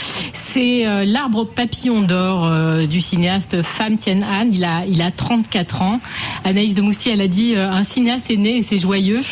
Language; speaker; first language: French; native; French